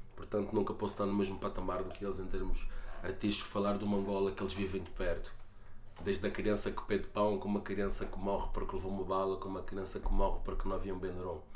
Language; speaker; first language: Portuguese; native; Portuguese